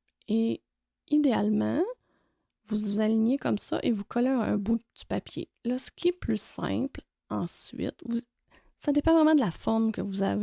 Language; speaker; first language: French; native; French